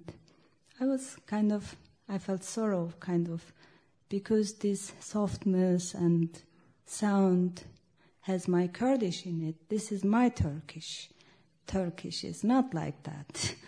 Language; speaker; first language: English; non-native, fluent; Turkish